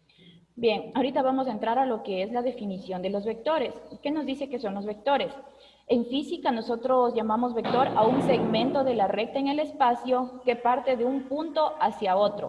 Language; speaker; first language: Spanish; native; Spanish